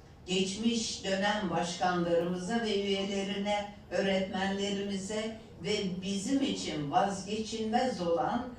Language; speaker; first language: Turkish; native; Turkish